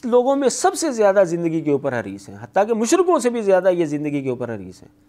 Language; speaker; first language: Urdu; non-native, local second language; Punjabi